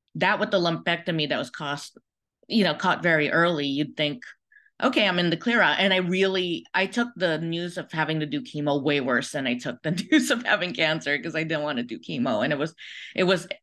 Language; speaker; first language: English; early bilingual, other home language; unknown